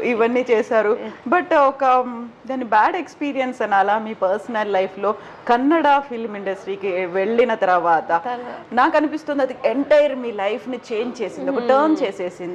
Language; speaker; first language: Telugu; native; Telugu